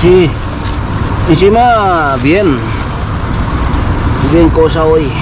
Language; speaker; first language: Spanish; non-native, learner; Filipino